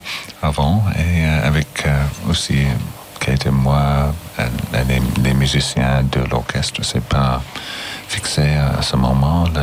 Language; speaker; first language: French; non-native, fluent; English